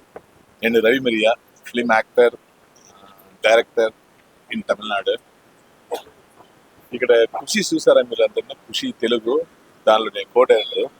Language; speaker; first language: Telugu; non-native, learner; Tamil